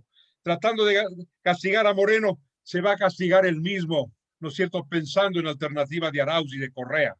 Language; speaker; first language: Spanish; native; Spanish